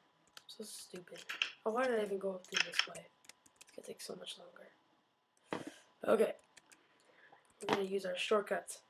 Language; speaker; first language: English; native; English